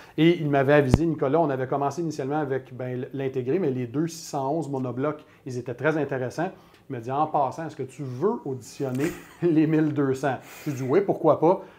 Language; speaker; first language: French; native; French